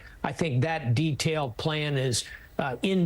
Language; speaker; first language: English; native; English